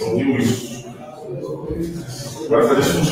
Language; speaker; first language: Portuguese; native; Portuguese